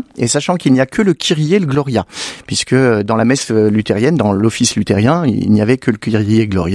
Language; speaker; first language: French; native; French